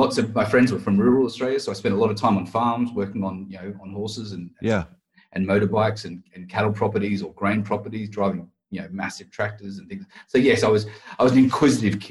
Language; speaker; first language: English; native; English